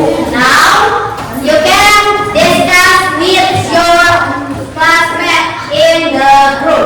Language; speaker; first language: English; non-native, learner; Indonesian